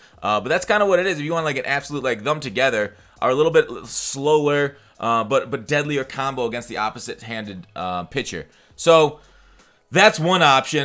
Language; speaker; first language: English; native; English